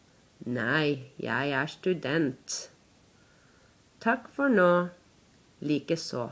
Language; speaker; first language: Norwegian; non-native, learner; English